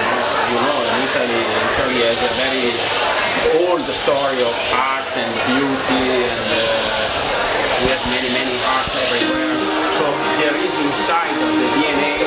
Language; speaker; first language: English; non-native, fluent; Italian